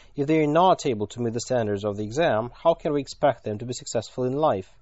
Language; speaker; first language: English; non-native, fluent; Russian